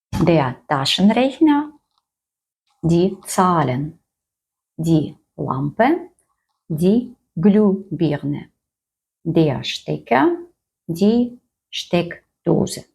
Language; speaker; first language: German; non-native, fluent; Ukrainian